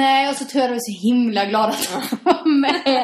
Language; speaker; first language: Swedish; native; Swedish